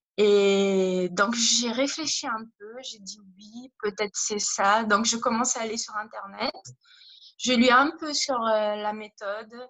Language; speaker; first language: French; non-native, fluent; Portuguese